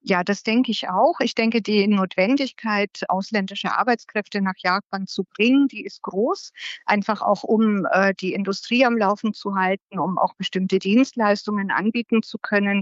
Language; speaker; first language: German; native; German